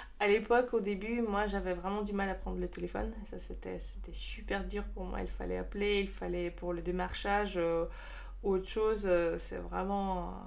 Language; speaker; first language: French; non-native, fluent; Russian